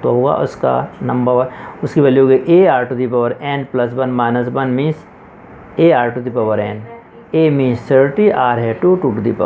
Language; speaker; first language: Hindi; native; Hindi